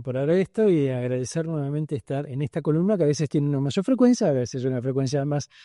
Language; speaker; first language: Spanish; native; Spanish